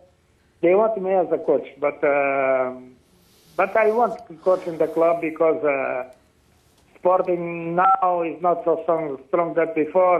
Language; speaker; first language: English; non-native, fluent; Portuguese